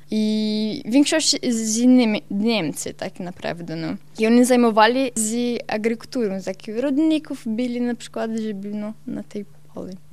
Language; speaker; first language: Polish; non-native, learner; Portuguese